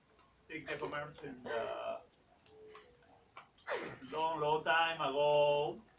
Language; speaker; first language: English; non-native, learner; Spanish